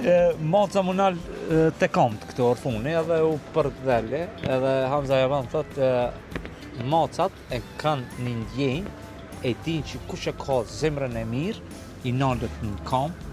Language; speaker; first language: Albanian; native; Albanian